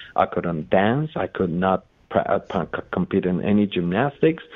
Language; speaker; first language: English; non-native, fluent; Persian